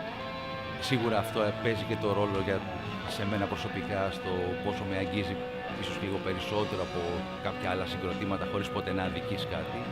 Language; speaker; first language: Greek; native; Greek